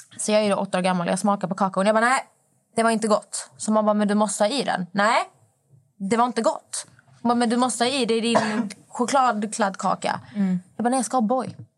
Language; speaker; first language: Swedish; native; Swedish